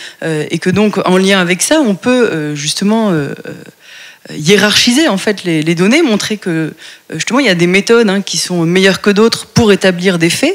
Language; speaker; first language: French; native; French